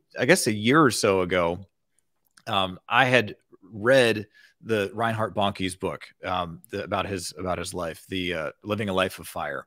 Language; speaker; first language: English; native; English